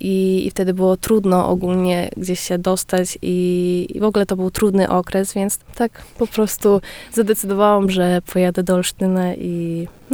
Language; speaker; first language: Polish; early bilingual, heritage; Polish